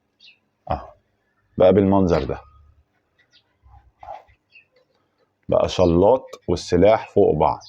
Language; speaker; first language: Arabic; native; Arabic